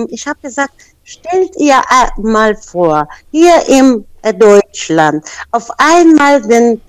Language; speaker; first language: German; non-native, fluent; Persian